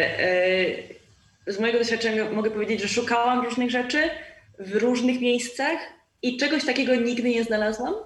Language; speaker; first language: Polish; non-native, learner; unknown